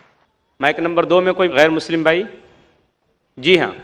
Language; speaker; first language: Hindi; native; Hindi